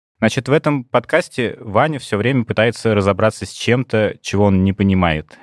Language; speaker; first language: Russian; native; Russian